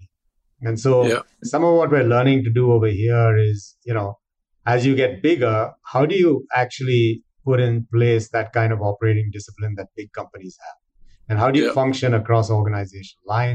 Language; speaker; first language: English; non-native, local second language; Hindi